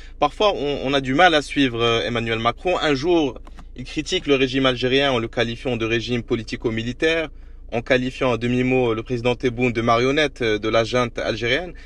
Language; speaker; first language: French; non-native, local second language; Arabic